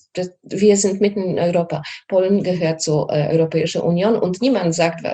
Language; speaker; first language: German; non-native, fluent; Polish